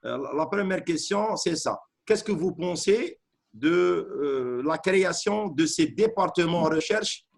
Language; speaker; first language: French; non-native, local second language; Arabic